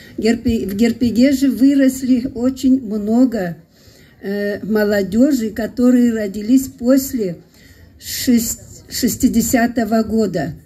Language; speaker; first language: Russian; non-native, local second language; Karachay-Balkar